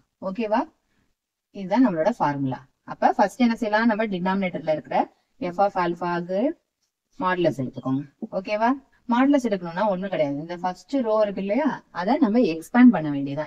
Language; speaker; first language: Tamil; native; Tamil